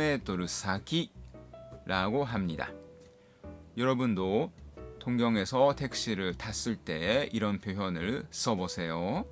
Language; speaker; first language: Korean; non-native, fluent; Japanese